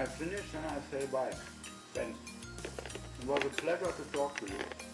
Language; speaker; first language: English; non-native, fluent; German